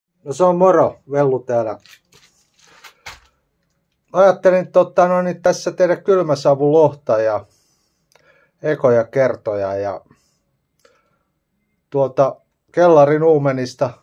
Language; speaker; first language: Finnish; native; Finnish